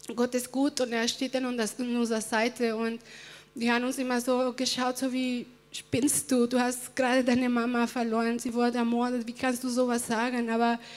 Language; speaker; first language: German; early bilingual, other home language; Spanish